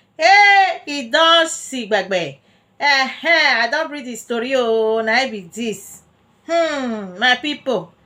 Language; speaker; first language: Nigerian Pidgin; non-native, local second language; Bini